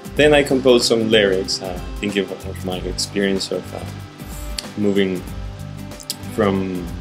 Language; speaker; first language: English; non-native, fluent; Spanish